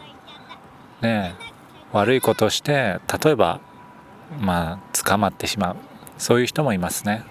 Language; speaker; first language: Japanese; native; Japanese